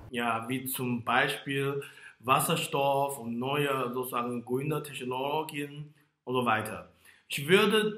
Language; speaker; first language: German; non-native, fluent; Chinese